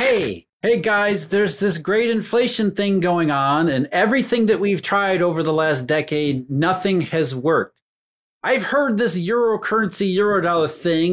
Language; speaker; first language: English; native; English